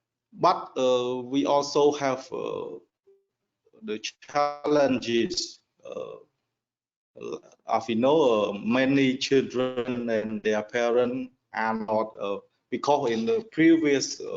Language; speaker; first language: English; non-native, learner; Khmer